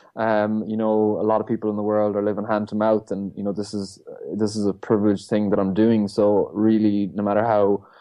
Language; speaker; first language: English; native; English